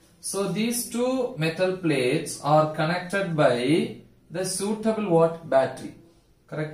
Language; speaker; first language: English; non-native, local second language; Tamil